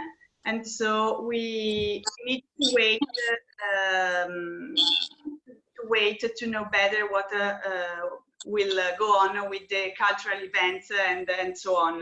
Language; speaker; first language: English; non-native, fluent; Italian